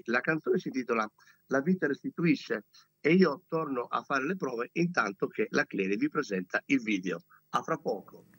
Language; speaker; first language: Italian; native; Italian